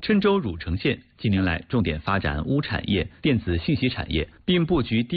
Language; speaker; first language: Chinese; native; Chinese